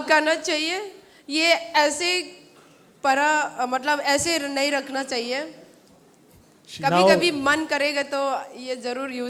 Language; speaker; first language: Hindi; non-native, local second language; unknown